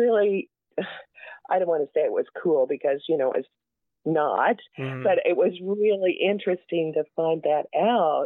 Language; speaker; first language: English; native; English